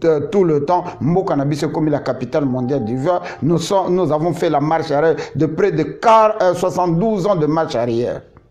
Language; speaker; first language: French; non-native, local second language; Lingala